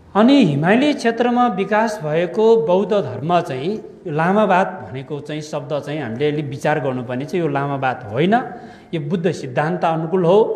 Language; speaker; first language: Nepali; non-native, local second language; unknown